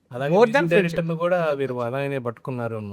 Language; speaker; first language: Telugu; native; Telugu